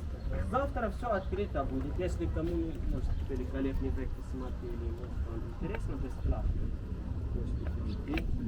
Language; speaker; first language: Russian; non-native, learner; Turkish